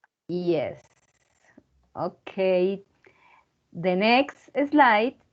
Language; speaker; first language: English; non-native, learner; Spanish